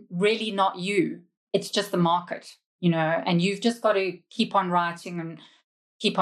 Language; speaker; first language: English; native; English